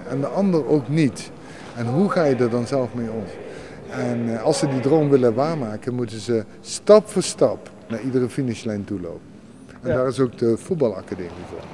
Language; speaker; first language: Dutch; native; Dutch